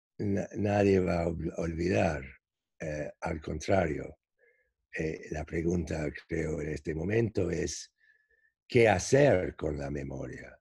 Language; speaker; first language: Spanish; non-native, fluent; English